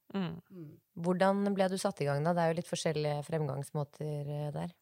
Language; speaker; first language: Norwegian; native; Norwegian